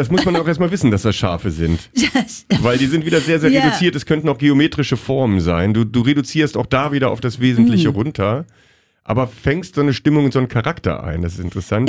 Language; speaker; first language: German; native; German